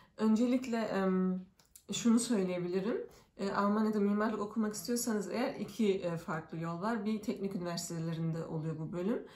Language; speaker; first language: Turkish; early bilingual, heritage; Turkish